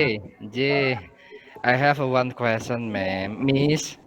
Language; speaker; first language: English; non-native, learner; Indonesian